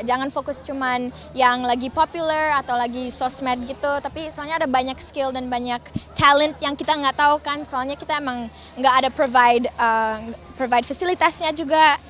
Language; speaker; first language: Indonesian; early bilingual, other home language; English